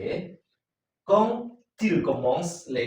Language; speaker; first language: French; non-native, learner; Khmer